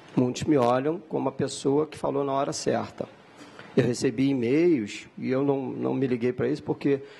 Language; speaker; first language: Portuguese; native; Portuguese